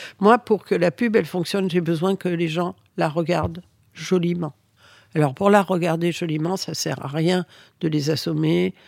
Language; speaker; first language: French; early bilingual, other home language; Spanish